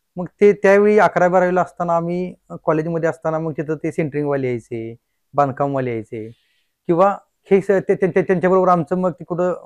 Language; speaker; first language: Marathi; native; Marathi